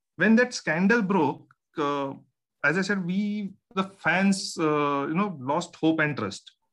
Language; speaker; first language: English; non-native, local second language; Marathi